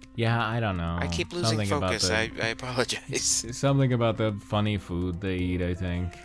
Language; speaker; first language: English; native; English